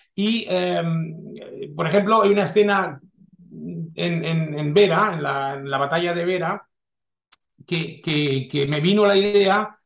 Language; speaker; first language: Spanish; early bilingual, heritage; Spanish